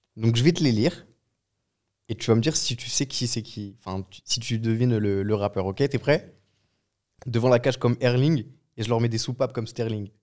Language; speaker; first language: French; native; French